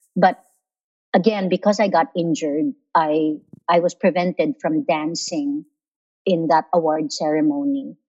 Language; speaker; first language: English; non-native, local second language; Filipino